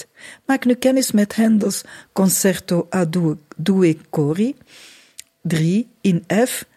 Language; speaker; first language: Dutch; native; Dutch